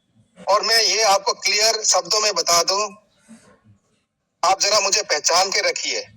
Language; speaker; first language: Hindi; native; Hindi